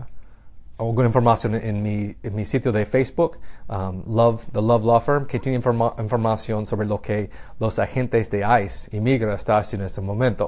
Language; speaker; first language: Spanish; non-native, fluent; English